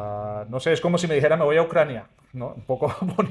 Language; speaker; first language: Spanish; native; Spanish